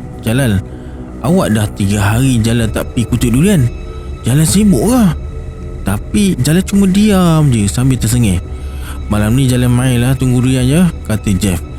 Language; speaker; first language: Malay; native; Malay